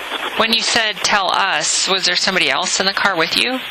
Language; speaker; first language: English; native; English